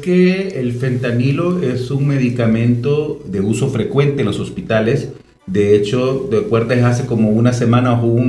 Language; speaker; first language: Spanish; native; Spanish